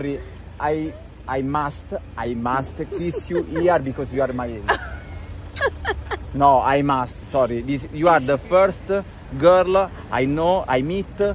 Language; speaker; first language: English; non-native, learner; Italian